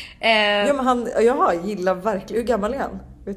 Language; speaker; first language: Swedish; native; Swedish